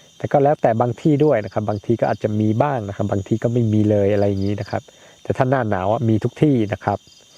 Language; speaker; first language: Thai; native; Thai